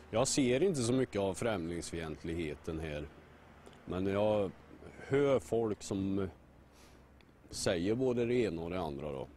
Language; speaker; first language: Swedish; native; Swedish